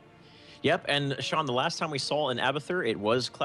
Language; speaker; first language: English; native; English